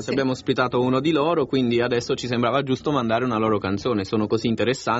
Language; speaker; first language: Italian; native; Italian